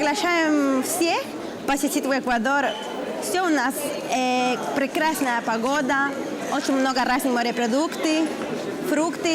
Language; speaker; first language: Russian; non-native, fluent; Spanish